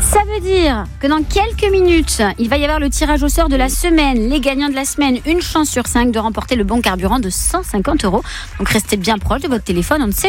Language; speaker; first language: French; native; French